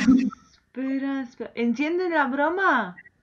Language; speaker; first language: Spanish; non-native, fluent; Polish